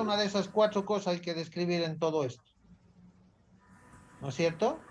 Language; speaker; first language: Spanish; native; Spanish